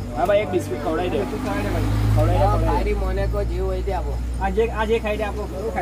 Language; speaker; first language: Hindi; non-native, local second language; Gujarati